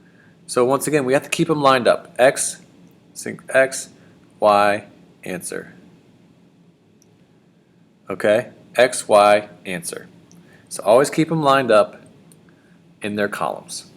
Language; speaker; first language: English; native; English